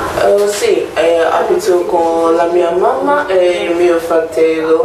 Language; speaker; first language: Italian; non-native, learner; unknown